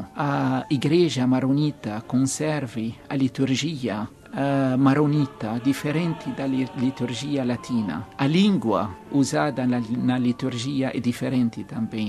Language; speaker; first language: Portuguese; non-native, fluent; Arabic